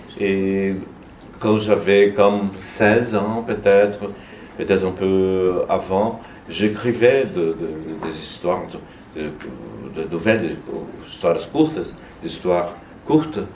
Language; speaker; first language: French; non-native, learner; Portuguese